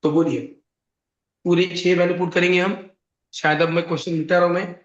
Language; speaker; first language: Hindi; non-native, local second language; Marathi